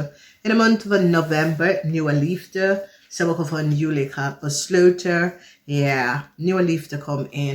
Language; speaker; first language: Dutch; non-native, fluent; English